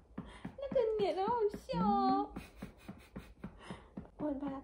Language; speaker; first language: Chinese; non-native, fluent; Vietnamese